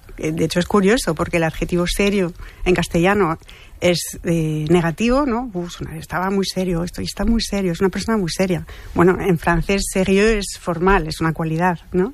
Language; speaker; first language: Spanish; non-native, fluent; French